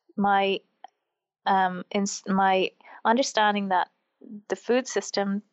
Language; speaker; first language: English; native; English